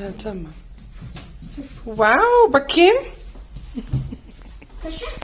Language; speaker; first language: Turkish; early bilingual, heritage; Turkish